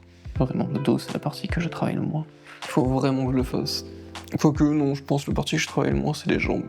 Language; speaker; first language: French; native; French